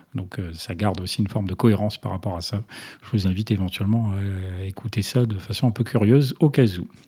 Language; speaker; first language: French; native; French